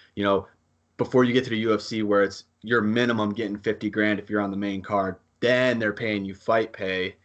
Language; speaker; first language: English; native; English